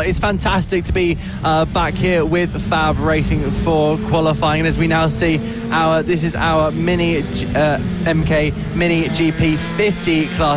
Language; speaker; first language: English; native; English